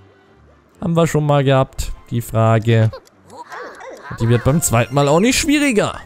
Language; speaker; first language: German; native; German